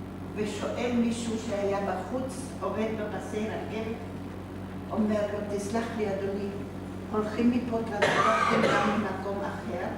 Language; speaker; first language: Hebrew; non-native, fluent; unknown